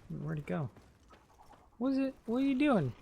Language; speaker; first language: English; native; English